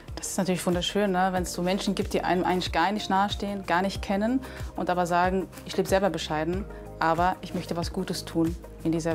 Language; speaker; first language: German; native; German